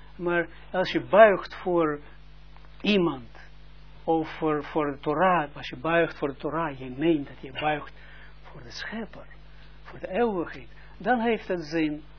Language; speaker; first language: Dutch; non-native, fluent; Russian